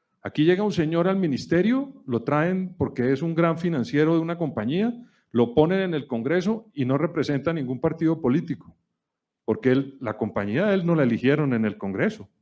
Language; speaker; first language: Spanish; native; Spanish